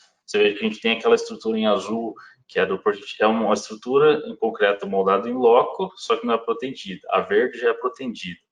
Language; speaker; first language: Portuguese; native; Portuguese